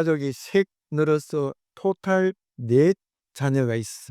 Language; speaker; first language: Korean; native; Korean